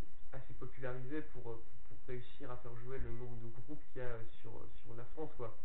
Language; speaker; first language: French; native; French